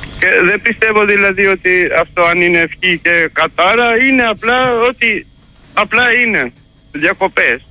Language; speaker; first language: Greek; early bilingual, heritage; Greek